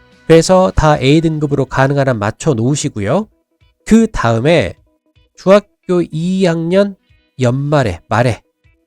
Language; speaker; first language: Korean; native; Korean